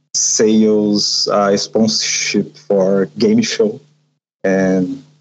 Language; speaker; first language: English; non-native, learner; Portuguese